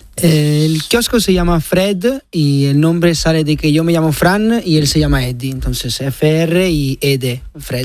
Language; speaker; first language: Spanish; non-native, fluent; Italian